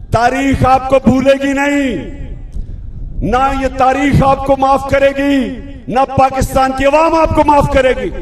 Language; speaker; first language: Urdu; native; Urdu